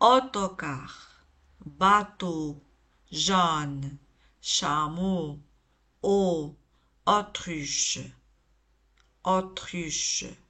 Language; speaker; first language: French; non-native, local second language; Arabic